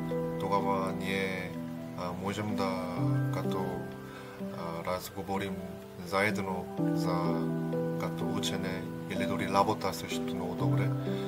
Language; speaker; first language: Bulgarian; non-native, learner; Korean